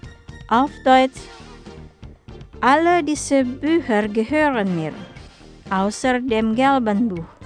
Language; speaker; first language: German; non-native, fluent; Indonesian